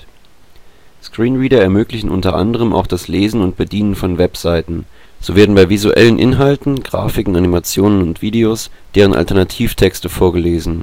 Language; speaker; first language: German; native; German